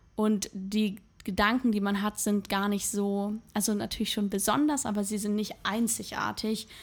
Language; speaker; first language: German; native; German